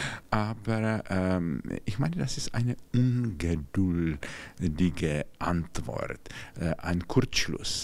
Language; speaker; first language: German; non-native, fluent; Czech